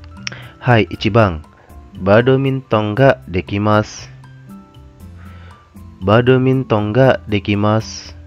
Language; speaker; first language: Japanese; non-native, fluent; Indonesian